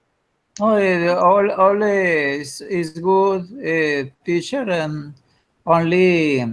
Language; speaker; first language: English; non-native, learner; Spanish